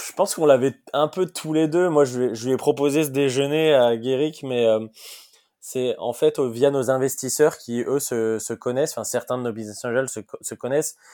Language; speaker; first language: French; native; French